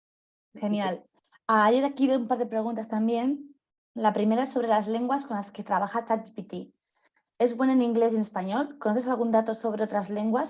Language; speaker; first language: Spanish; native; Spanish